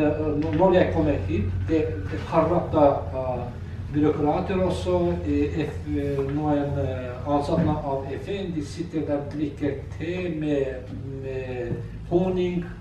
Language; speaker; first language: Norwegian; non-native, learner; Azerbaijani